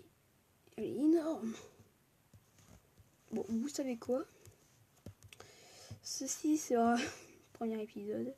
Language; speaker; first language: French; native; French